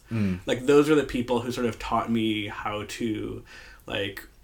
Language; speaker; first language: English; native; English